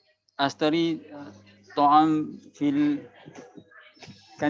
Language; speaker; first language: Arabic; non-native, learner; Malay